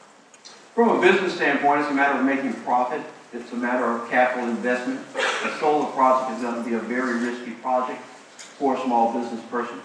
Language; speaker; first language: English; native; English